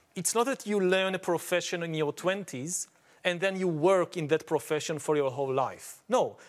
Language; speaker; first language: English; non-native, fluent; Hebrew